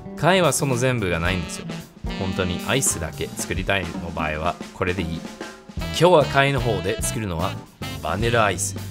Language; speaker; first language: Japanese; non-native, fluent; English